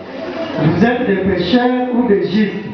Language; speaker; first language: French; non-native, local second language; Swahili